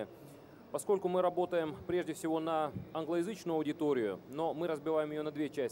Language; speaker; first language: Russian; native; Russian